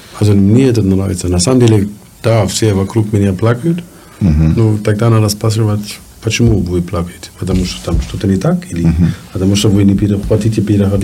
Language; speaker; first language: Russian; non-native, learner; German